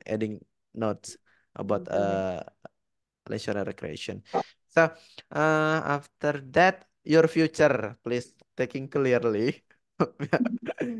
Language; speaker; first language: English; non-native, learner; Indonesian